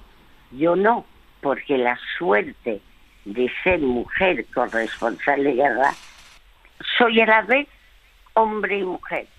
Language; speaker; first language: Spanish; early bilingual, other home language; French